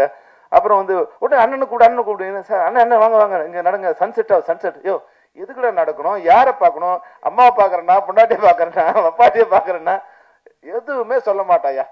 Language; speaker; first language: Tamil; native; Tamil